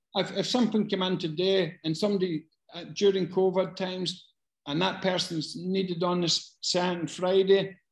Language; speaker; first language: English; native; English